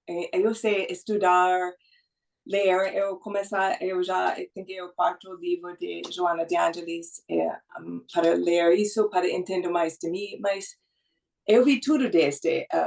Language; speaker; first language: Portuguese; non-native, learner; English